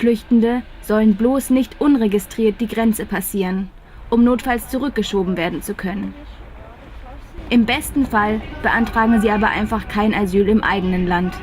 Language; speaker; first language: German; native; German